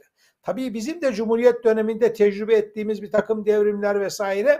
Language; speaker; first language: Turkish; native; Turkish